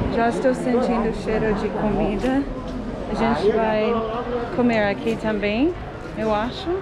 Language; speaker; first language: Portuguese; non-native, learner; English